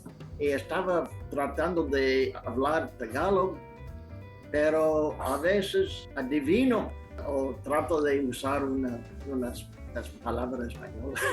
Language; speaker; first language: Spanish; non-native, fluent; English